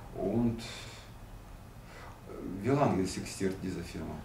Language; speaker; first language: German; non-native, learner; Russian